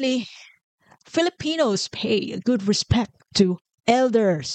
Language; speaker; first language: English; non-native, local second language; Filipino